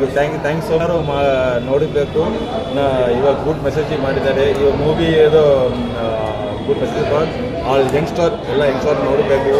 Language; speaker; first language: Kannada; non-native, learner; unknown